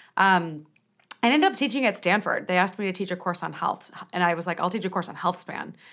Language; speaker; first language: English; native; English